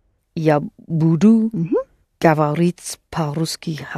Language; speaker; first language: Russian; non-native, learner; English